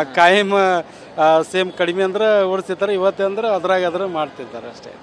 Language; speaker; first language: Kannada; native; Kannada